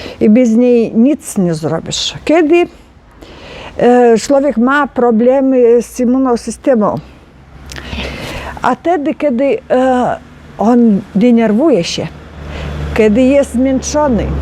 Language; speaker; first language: Polish; non-native, learner; Ukrainian